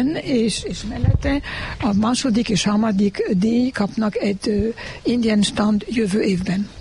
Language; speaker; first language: Hungarian; non-native, learner; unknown